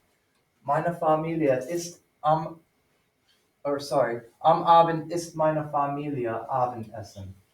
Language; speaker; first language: German; non-native, fluent; English